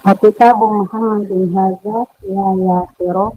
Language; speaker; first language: Arabic; non-native, learner; Filipino